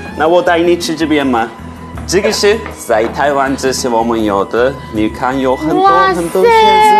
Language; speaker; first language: Chinese; non-native, fluent; Turkish